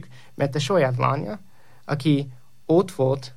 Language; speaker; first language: Hungarian; non-native, learner; English